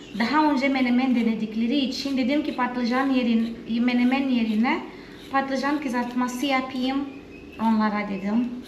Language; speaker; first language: Turkish; non-native, fluent; Portuguese